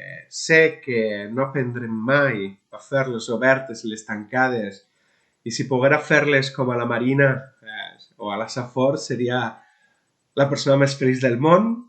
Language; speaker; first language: Catalan; non-native, local second language; Spanish